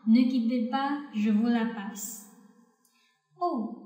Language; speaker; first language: French; non-native, fluent; Chinese